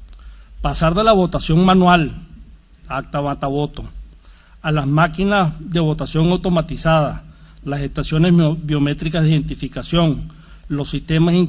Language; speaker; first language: Spanish; native; Spanish